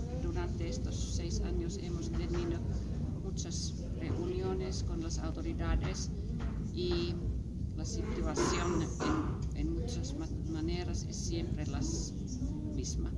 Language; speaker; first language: Spanish; non-native, fluent; Finnish